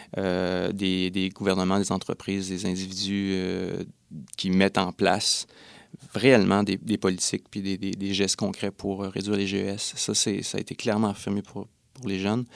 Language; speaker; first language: French; native; French